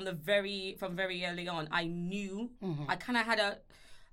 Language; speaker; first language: English; non-native, local second language; Yoruba